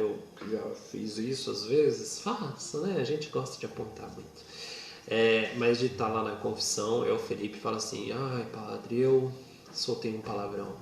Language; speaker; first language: Portuguese; native; Portuguese